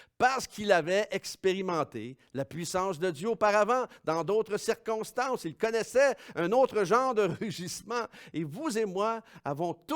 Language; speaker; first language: French; native; French